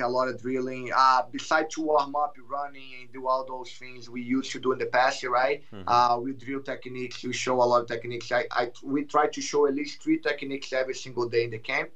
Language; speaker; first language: English; non-native, learner; Portuguese